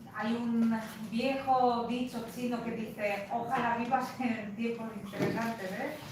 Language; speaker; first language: Spanish; non-native, fluent; Polish